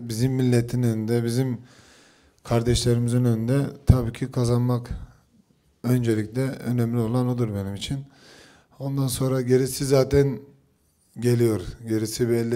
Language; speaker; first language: Turkish; early bilingual, heritage; Turkish